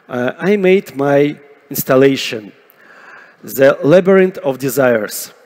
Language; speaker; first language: English; non-native, fluent; Russian